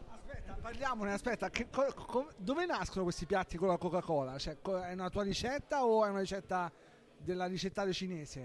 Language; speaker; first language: Italian; native; Italian